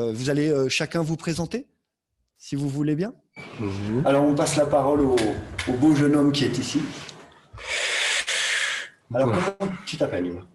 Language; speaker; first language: French; native; French